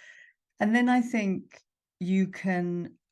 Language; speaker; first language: English; native; English